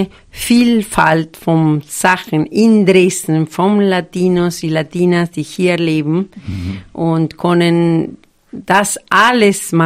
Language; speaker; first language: German; non-native, fluent; Spanish